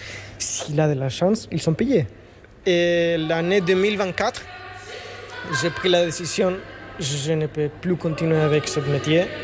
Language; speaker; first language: French; non-native, fluent; Spanish